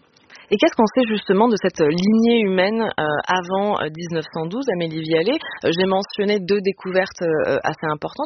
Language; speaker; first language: French; native; French